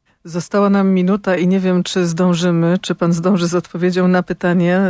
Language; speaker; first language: Polish; native; Polish